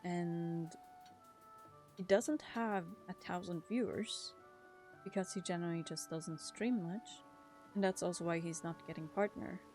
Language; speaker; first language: English; non-native, fluent; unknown